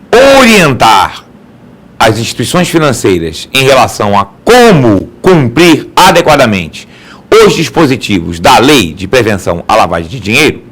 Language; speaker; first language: Portuguese; native; Portuguese